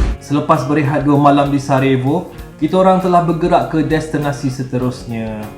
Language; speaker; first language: Malay; native; Malay